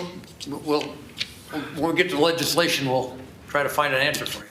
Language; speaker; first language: English; native; English